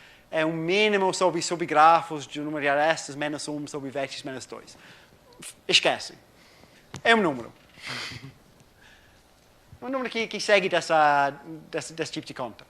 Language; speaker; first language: Portuguese; non-native, fluent; English